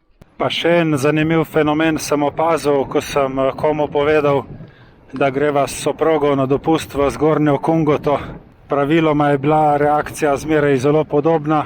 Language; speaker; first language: Slovenian; native; Slovenian